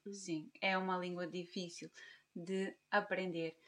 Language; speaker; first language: Portuguese; native; Portuguese